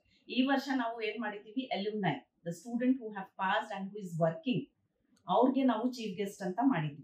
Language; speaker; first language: Kannada; non-native, local second language; Urdu